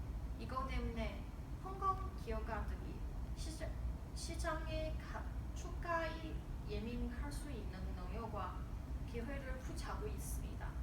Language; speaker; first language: Korean; non-native, learner; Chinese